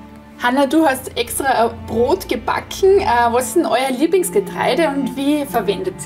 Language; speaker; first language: German; native; German